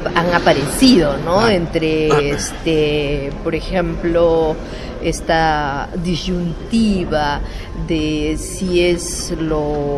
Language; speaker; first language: Spanish; native; Spanish